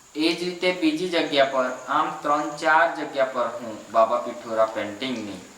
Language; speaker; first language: Gujarati; non-native, local second language; Rathawi